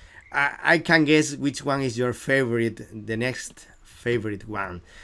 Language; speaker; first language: English; non-native, fluent; Galician